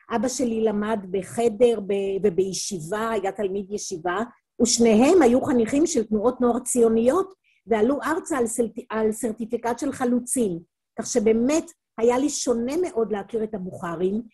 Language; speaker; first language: Hebrew; native; Hebrew